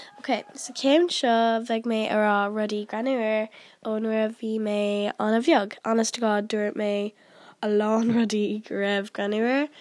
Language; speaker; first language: Irish; non-native, local second language; English